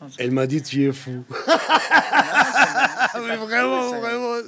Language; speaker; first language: French; non-native, learner; Arabic